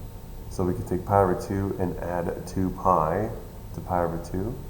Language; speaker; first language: English; native; English